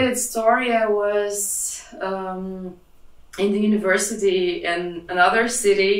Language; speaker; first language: English; non-native, fluent; Russian